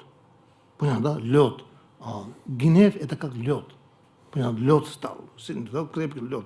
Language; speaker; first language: Russian; non-native, learner; Tibetan